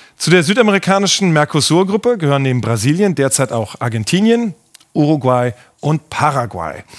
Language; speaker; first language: German; native; German